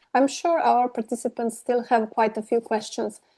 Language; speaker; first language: English; non-native, fluent; Slovenian